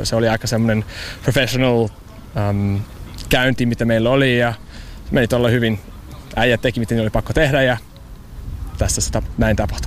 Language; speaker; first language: Finnish; non-native, learner; English